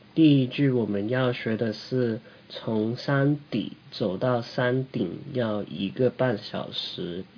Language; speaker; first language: Chinese; native; Chinese